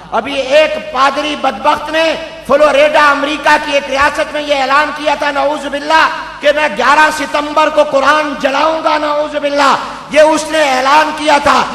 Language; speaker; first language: Urdu; non-native, local second language; Punjabi